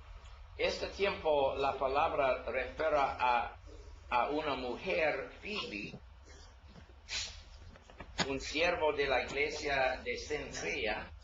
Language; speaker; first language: Spanish; non-native, learner; English